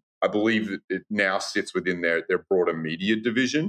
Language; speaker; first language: English; native; English